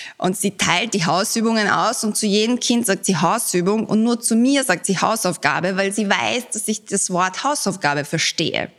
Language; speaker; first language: German; early bilingual, other home language; Bosnian